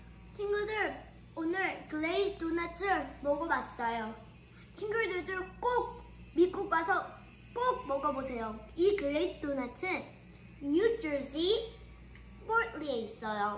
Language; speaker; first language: Korean; early bilingual, heritage; Korean